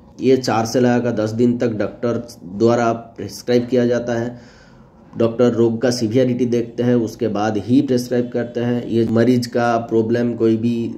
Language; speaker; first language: Hindi; native; Hindi